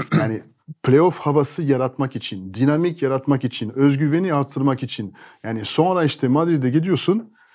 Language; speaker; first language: Turkish; non-native, fluent; French